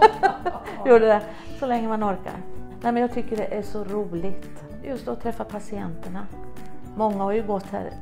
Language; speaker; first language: Swedish; native; Swedish